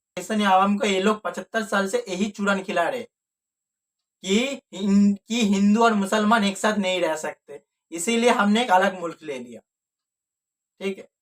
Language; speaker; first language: Hindi; native; Hindi